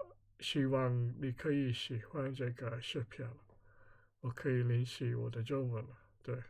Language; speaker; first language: Chinese; non-native, learner; English